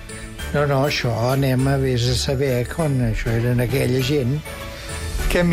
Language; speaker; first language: Catalan; native; Catalan